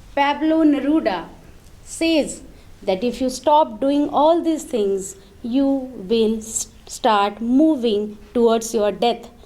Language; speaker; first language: English; non-native, local second language; Marathi